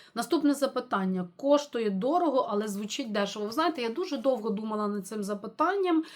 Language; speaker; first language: Ukrainian; non-native, local second language; Russian